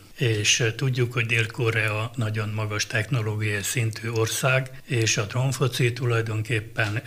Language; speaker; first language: Hungarian; native; Hungarian